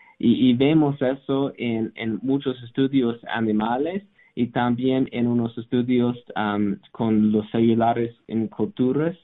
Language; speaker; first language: Spanish; non-native, learner; English